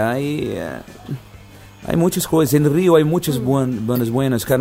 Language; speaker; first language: Spanish; non-native, fluent; Portuguese